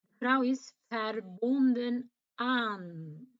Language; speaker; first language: Dutch; non-native, learner; Turkish